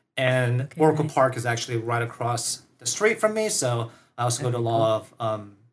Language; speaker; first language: English; early bilingual, other home language; Korean